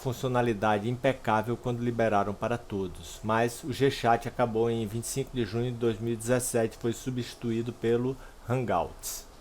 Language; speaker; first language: Portuguese; native; Portuguese